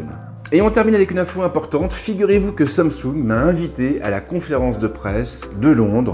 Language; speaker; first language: French; native; French